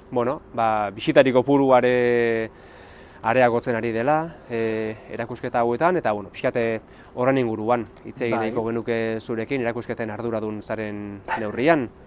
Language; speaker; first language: Basque; native; Basque